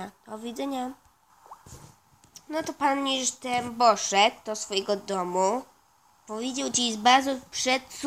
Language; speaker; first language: Polish; non-native, learner; Russian